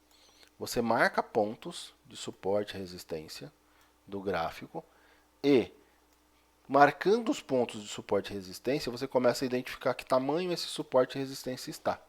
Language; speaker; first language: Portuguese; native; Portuguese